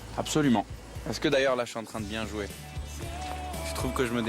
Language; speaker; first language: French; native; French